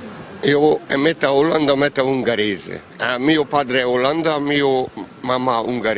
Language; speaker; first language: Italian; non-native, learner; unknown